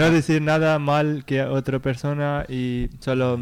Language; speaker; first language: Spanish; non-native, learner; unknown